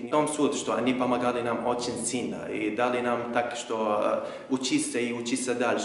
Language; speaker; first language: Ukrainian; non-native, fluent; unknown